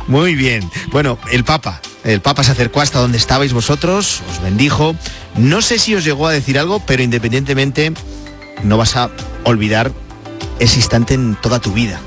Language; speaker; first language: Spanish; native; Spanish